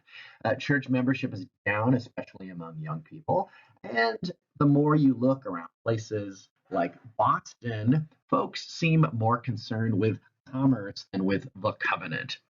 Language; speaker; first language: English; native; English